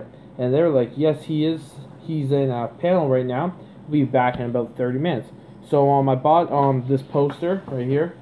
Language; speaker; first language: English; native; English